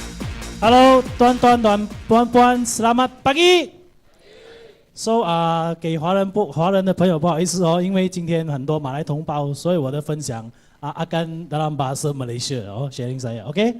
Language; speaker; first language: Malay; non-native, local second language; Chinese